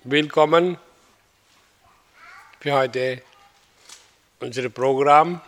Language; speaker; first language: German; non-native, learner; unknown